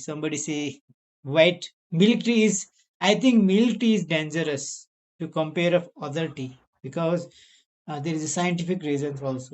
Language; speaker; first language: English; non-native, learner; Nepali